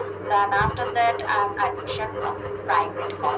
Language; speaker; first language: English; non-native, learner; Bangla